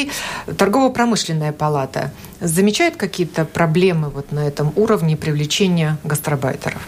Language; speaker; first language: Russian; native; Russian